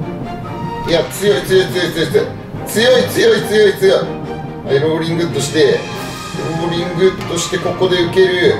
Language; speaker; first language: Japanese; native; Japanese